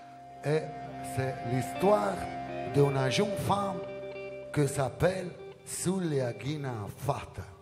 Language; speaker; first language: French; non-native, learner; Italian